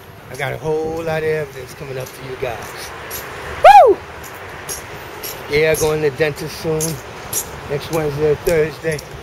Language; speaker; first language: English; native; English